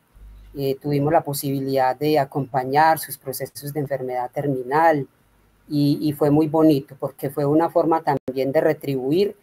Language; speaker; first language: Spanish; native; Spanish